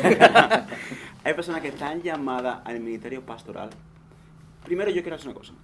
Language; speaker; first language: Spanish; native; Spanish